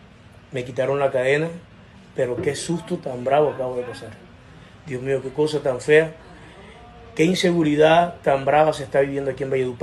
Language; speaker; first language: Spanish; native; Spanish